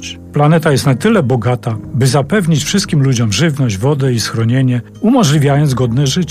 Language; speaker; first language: Polish; native; Polish